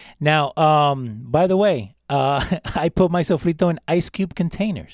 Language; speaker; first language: English; early bilingual, other home language; Spanish